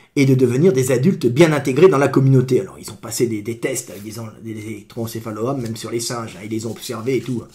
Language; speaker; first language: French; native; French